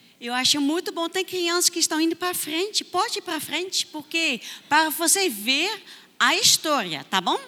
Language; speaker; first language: Portuguese; non-native, fluent; Dutch